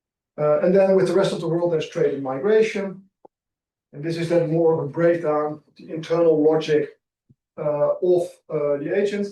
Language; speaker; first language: English; non-native, fluent; Dutch